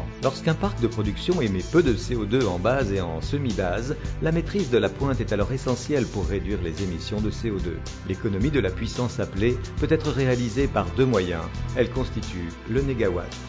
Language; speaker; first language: French; native; French